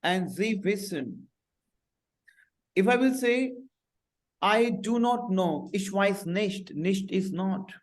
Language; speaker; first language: German; non-native, fluent; Hindi